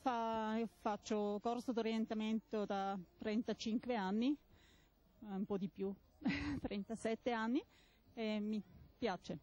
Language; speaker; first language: Italian; non-native, learner; German